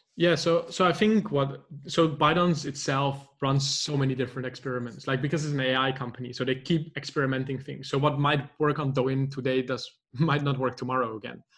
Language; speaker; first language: English; non-native, fluent; Dutch